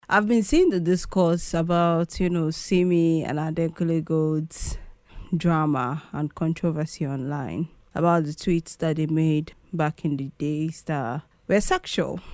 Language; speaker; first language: English; non-native, local second language; Igbo